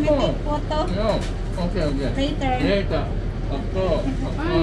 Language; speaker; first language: English; non-native, learner; Japanese